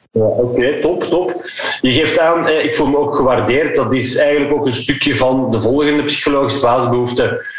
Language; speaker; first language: Dutch; native; Dutch